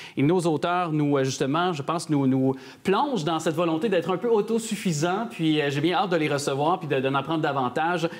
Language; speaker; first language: French; native; French